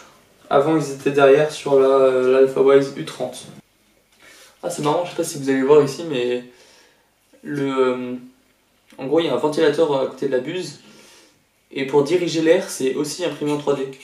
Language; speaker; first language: French; native; French